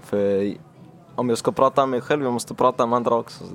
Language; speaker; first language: Swedish; early bilingual, other home language; Finnish